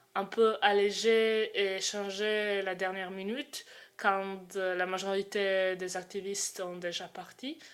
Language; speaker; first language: French; non-native, fluent; Croatian